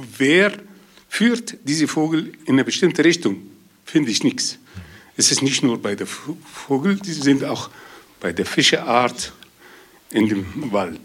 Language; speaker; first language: German; non-native, learner; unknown